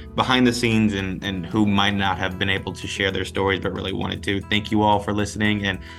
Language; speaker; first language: English; early bilingual, other home language; Spanish